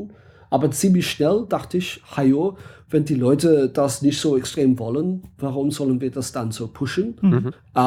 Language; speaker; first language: German; non-native, fluent; English